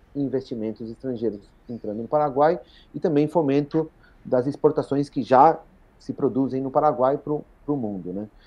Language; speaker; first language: Portuguese; early bilingual, other home language; Spanish